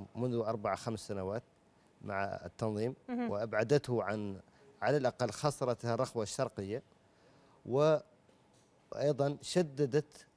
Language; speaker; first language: Arabic; native; Arabic